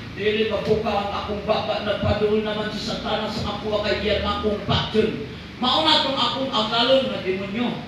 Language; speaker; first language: Cebuano; non-native, local second language; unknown